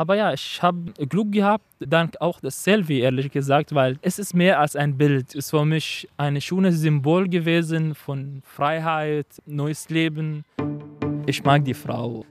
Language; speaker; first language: German; non-native, learner; Arabic